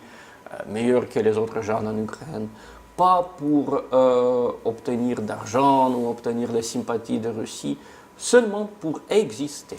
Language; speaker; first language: French; non-native, fluent; Russian